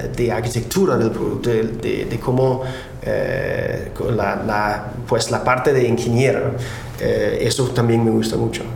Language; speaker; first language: Spanish; non-native, fluent; Danish